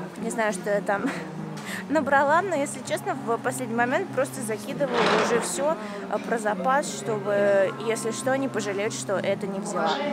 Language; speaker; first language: Russian; native; Russian